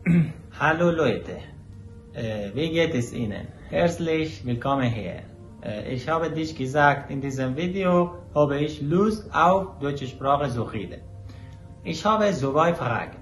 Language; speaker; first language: German; non-native, learner; Persian